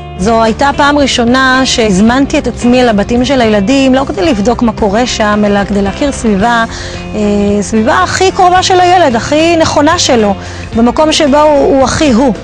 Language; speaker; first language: Hebrew; native; Hebrew